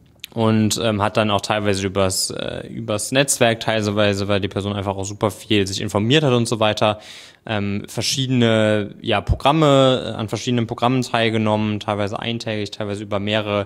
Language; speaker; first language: German; native; German